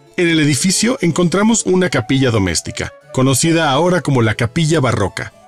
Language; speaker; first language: Spanish; native; Spanish